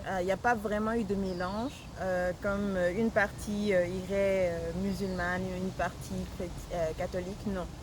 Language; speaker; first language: French; non-native, local second language; Fula